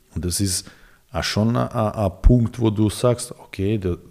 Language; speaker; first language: German; non-native, fluent; Serbian